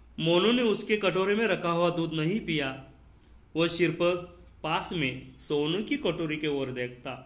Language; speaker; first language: Hindi; non-native, local second language; Marathi